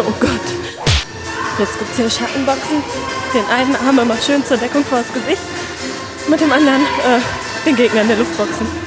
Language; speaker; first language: German; native; German